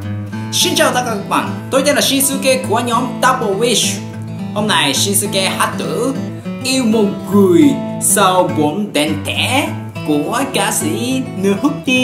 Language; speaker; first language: Vietnamese; non-native, learner; Japanese